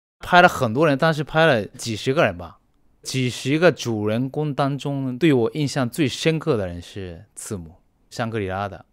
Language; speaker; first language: Chinese; non-native, fluent; Japanese